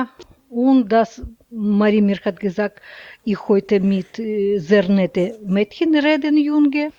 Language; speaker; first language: German; non-native, learner; Russian